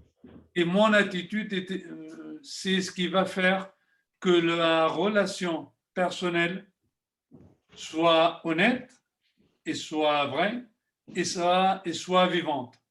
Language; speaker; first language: French; non-native, fluent; Spanish